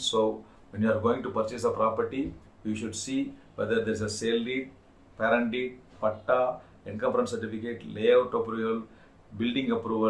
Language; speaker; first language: English; non-native, local second language; Tamil